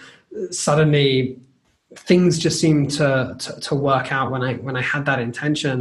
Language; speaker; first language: English; native; English